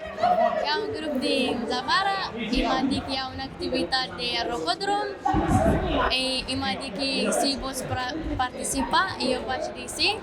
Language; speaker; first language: Catalan; non-native, learner; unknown